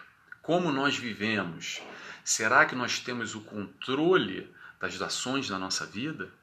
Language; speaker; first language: Portuguese; native; Portuguese